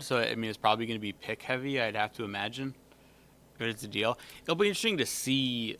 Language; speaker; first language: English; native; English